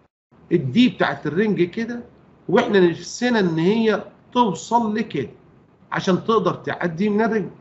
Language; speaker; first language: Arabic; native; Arabic